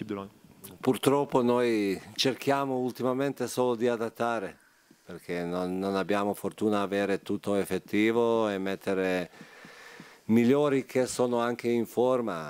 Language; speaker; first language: Italian; non-native, fluent; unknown